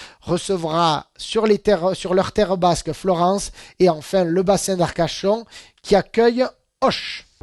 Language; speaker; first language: French; native; French